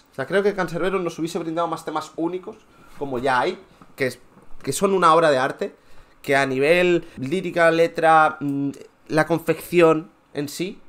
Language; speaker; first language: Spanish; native; Spanish